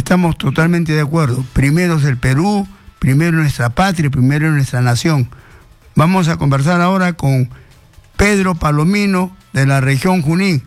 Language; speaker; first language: Spanish; native; Spanish